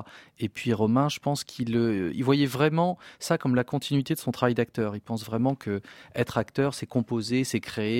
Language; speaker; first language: French; native; French